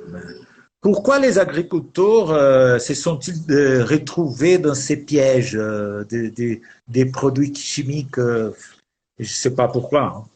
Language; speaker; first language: French; non-native, fluent; Portuguese